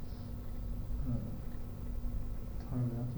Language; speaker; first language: Japanese; non-native, learner; Chinese